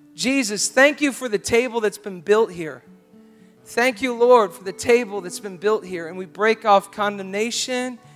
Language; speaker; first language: English; native; English